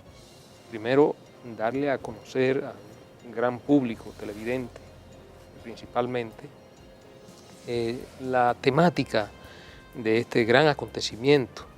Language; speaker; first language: Spanish; native; Spanish